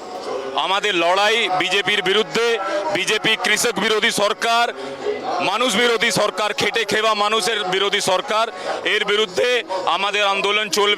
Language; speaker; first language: Bangla; non-native, local second language; Punjabi